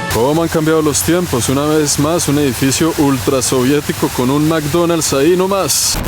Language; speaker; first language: Spanish; native; Spanish